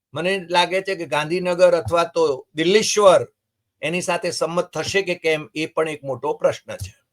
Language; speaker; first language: Gujarati; native; Gujarati